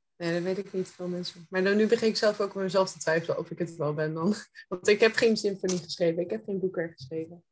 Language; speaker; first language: Dutch; early bilingual, heritage; Dutch